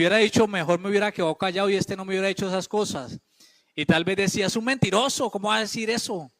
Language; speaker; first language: Spanish; native; Spanish